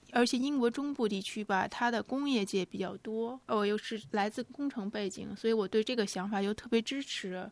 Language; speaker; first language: Chinese; native; Chinese